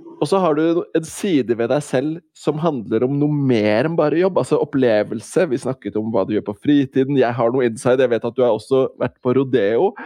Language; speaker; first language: Norwegian; native; Norwegian